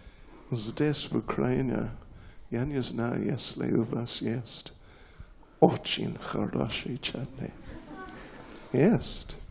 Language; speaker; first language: Russian; non-native, learner; English